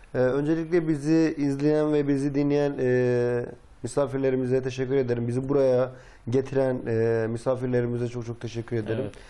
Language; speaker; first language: Turkish; native; Turkish